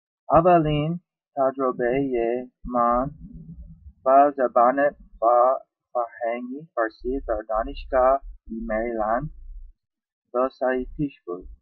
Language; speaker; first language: Persian; non-native, learner; English